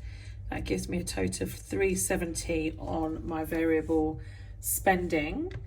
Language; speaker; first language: English; native; English